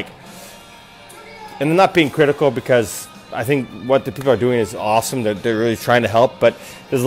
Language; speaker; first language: English; native; English